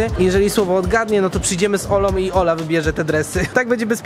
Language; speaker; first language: Polish; native; Polish